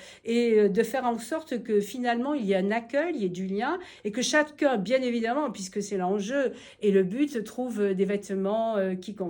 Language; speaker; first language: French; native; French